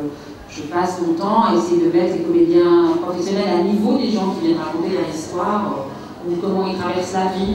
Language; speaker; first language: French; native; French